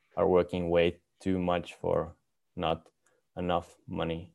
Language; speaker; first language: English; non-native, fluent; Dutch